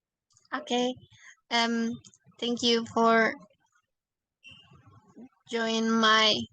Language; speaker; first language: English; non-native, learner; Indonesian